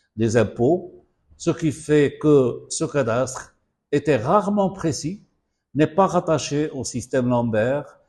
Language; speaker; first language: French; non-native, local second language; Arabic